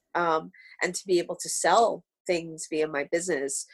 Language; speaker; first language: English; early bilingual, other home language; Spanish